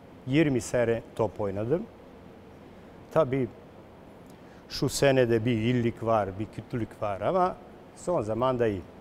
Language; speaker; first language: Turkish; non-native, learner; Serbian